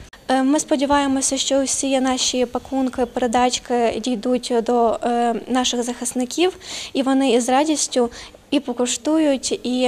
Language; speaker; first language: Ukrainian; native; Ukrainian